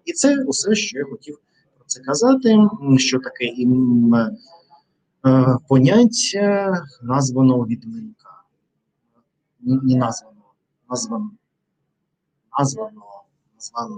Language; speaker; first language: Ukrainian; non-native, learner; Russian